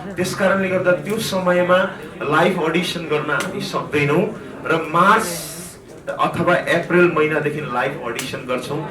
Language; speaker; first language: Nepali; native; Nepali